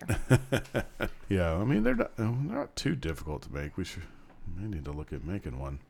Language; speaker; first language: English; native; English